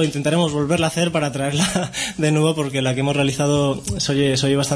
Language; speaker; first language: Spanish; native; Spanish